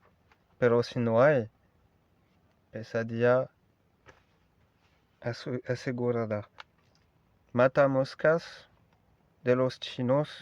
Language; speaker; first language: Spanish; non-native, learner; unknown